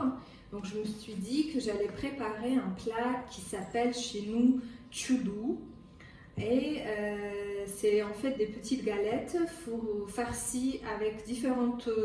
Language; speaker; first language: French; non-native, fluent; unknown